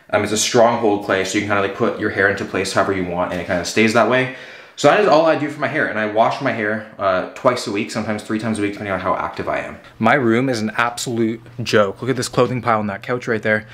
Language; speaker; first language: English; native; English